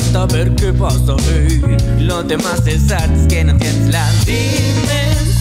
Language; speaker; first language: Spanish; native; Spanish